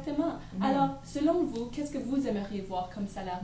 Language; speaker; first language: French; native; French